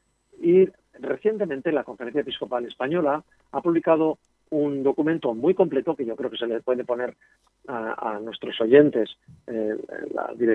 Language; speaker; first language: Spanish; native; Spanish